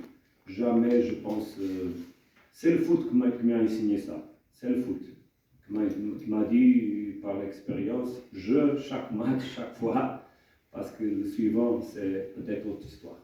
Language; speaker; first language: French; non-native, fluent; Portuguese